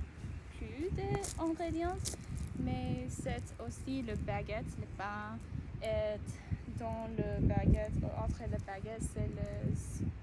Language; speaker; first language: French; non-native, learner; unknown